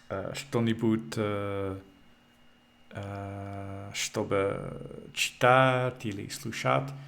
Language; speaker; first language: Russian; non-native, learner; English